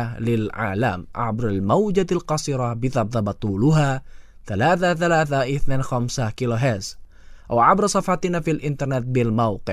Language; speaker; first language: Arabic; non-native, fluent; Indonesian